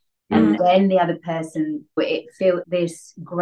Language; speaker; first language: English; native; English